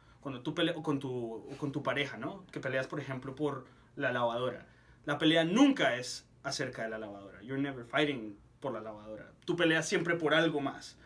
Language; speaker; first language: Spanish; native; Spanish